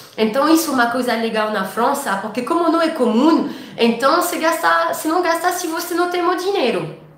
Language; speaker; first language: Portuguese; non-native, fluent; French